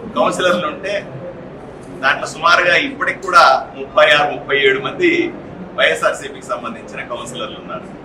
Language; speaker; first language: Telugu; native; Telugu